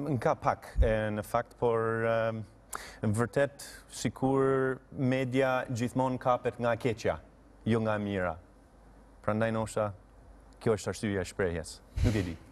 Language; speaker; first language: Albanian; non-native, fluent; English